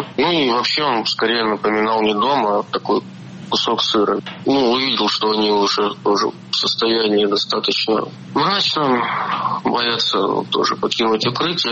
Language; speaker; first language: Russian; native; Russian